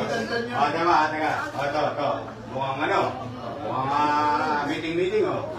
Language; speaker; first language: Filipino; native; Filipino